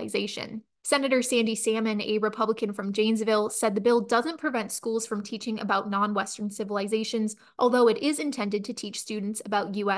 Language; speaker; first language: English; native; English